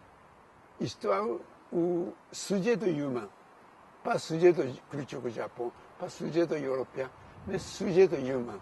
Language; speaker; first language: French; non-native, learner; Japanese